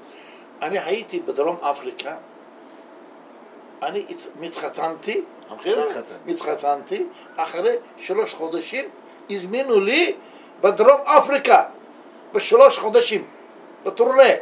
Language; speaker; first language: Hebrew; non-native, learner; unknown